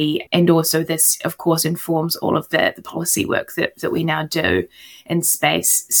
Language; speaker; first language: English; native; English